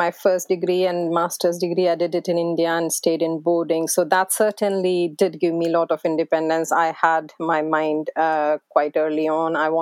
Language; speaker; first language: English; non-native, local second language; Hindi